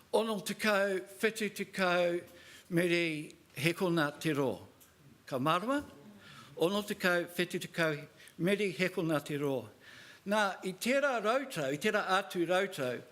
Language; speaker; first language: Māori; non-native, local second language; English